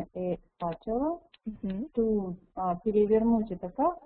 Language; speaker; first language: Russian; native; Russian